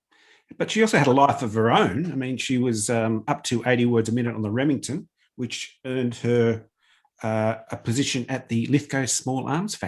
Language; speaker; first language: English; native; English